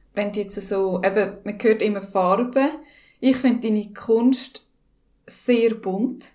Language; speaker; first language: German; native; German